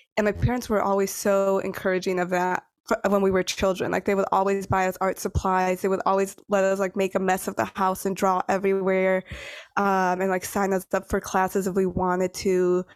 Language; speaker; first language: English; early bilingual, other home language; Spanish